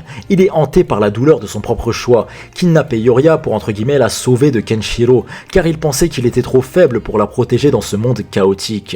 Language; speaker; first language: French; native; French